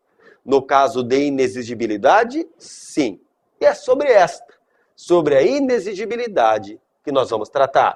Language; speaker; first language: Portuguese; native; Portuguese